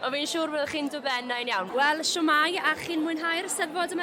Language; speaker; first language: Welsh; native; Welsh